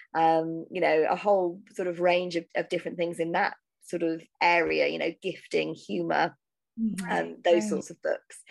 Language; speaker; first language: English; native; English